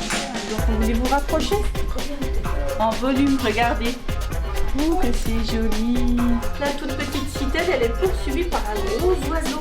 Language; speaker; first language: French; native; French